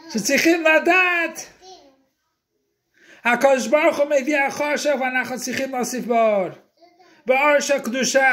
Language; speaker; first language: Hebrew; non-native, fluent; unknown